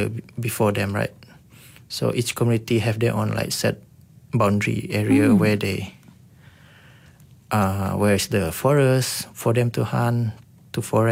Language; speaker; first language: English; non-native, local second language; Iban